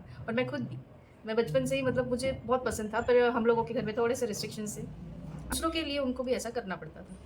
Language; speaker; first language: Hindi; native; Hindi